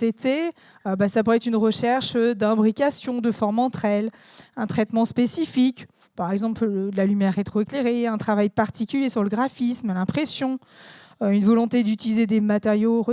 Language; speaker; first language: French; native; French